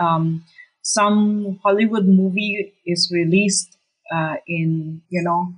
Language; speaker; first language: English; non-native, local second language; Cebuano